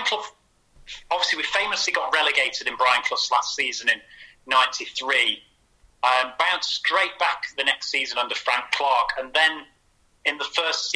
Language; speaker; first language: English; native; English